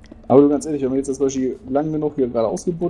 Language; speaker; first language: German; native; German